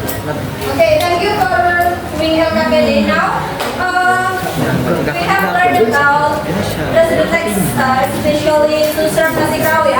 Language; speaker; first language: English; non-native, learner; Indonesian